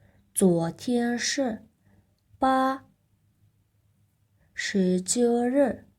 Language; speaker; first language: Chinese; non-native, fluent; Mongolian